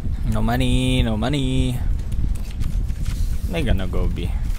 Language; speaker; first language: English; non-native, local second language; Malay